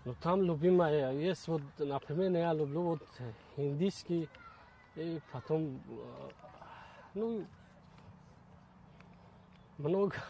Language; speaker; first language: Russian; non-native, learner; Tajik